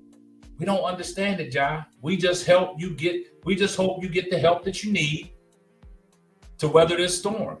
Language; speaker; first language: English; native; English